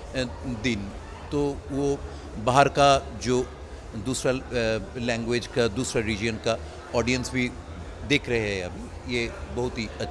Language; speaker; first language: Hindi; non-native, local second language; Bangla